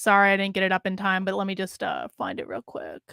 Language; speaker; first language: English; native; English